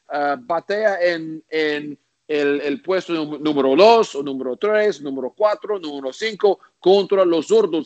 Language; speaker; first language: Spanish; non-native, learner; English